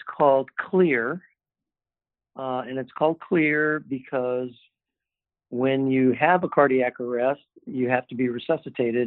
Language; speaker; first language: English; native; English